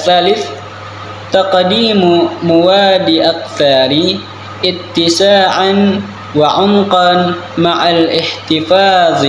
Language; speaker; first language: Arabic; non-native, learner; Indonesian